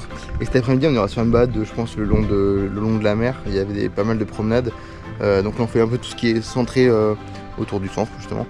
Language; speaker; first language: French; native; French